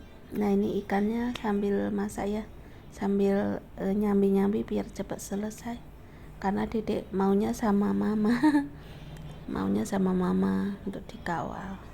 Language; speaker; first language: Indonesian; native; Indonesian